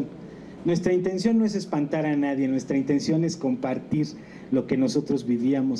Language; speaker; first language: Spanish; native; Spanish